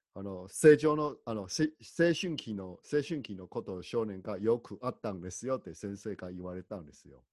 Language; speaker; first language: Japanese; non-native, learner; Chinese